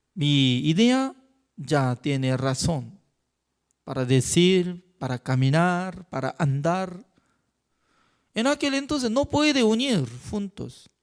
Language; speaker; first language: Spanish; non-native, fluent; Korean